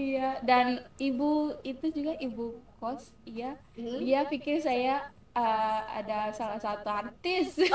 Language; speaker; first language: Indonesian; non-native, learner; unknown